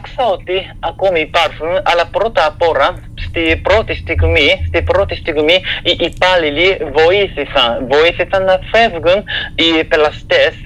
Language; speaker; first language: Greek; non-native, fluent; Japanese